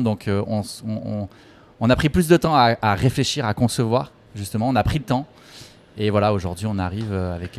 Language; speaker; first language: French; native; French